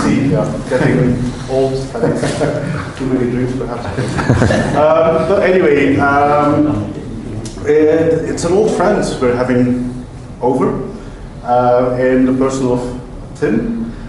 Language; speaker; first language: English; non-native, fluent; Dutch